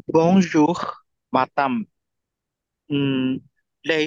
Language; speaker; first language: French; non-native, learner; Chinese